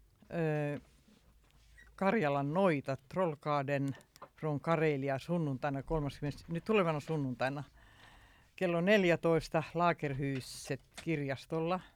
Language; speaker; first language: Finnish; early bilingual, heritage; Finnish